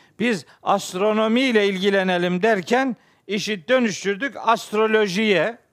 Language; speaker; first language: Turkish; native; Turkish